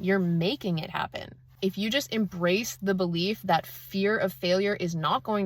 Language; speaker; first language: English; native; English